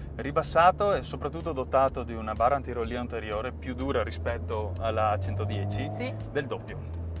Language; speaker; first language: Italian; native; Italian